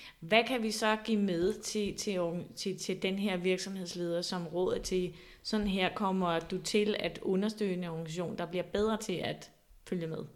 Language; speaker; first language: Danish; native; Danish